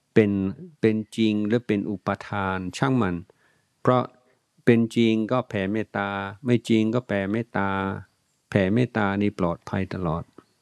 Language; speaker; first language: Thai; non-native, fluent; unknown